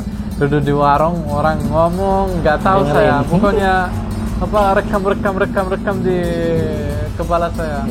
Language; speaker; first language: Indonesian; non-native, fluent; Arabic